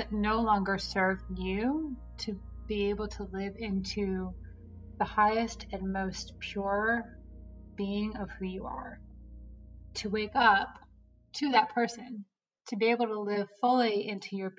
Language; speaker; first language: English; native; English